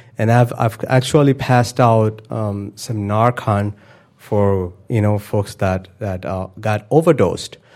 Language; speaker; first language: English; non-native, fluent; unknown